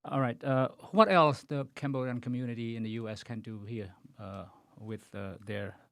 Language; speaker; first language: English; non-native, fluent; Khmer